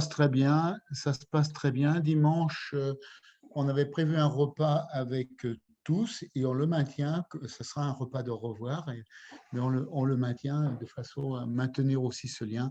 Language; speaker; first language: French; native; French